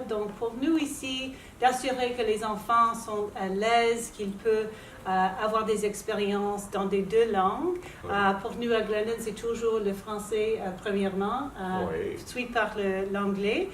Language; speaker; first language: French; non-native, local second language; English